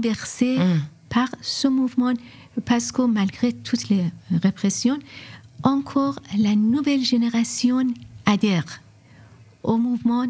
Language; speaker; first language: French; non-native, fluent; Persian